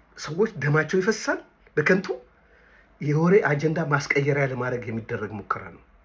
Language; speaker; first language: Amharic; native; Amharic